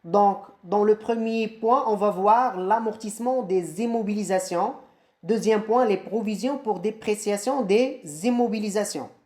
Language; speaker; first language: French; non-native, local second language; Arabic